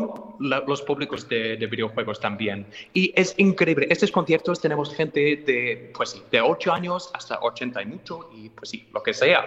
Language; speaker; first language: Spanish; non-native, fluent; English